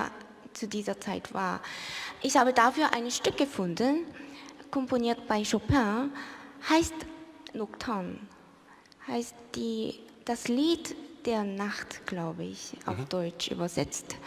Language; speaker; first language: German; early bilingual, other home language; Korean